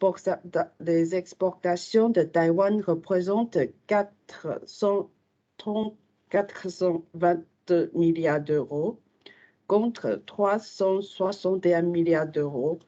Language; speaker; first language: French; non-native, fluent; Chinese